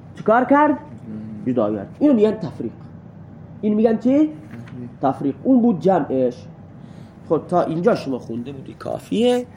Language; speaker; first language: Persian; non-native, local second language; Baluchi